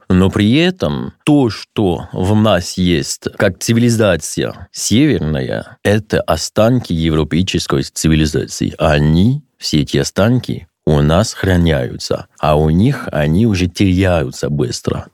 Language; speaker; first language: Russian; non-native, fluent; French